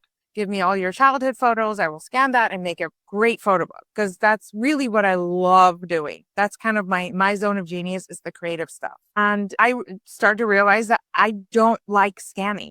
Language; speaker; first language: English; early bilingual, other home language; Persian